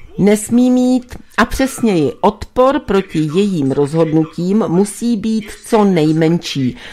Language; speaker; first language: Czech; native; Czech